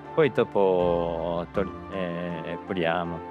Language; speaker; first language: Italian; non-native, learner; Japanese